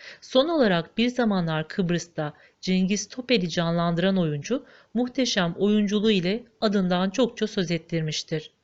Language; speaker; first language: Turkish; native; Turkish